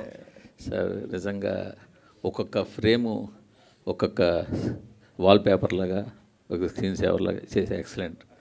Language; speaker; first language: Telugu; native; Telugu